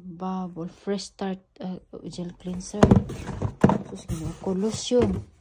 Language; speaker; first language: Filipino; non-native, local second language; Cebuano